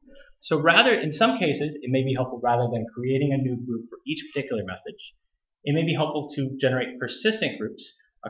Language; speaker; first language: English; native; English